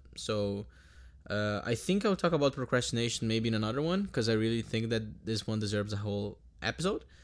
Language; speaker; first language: English; non-native, fluent; Portuguese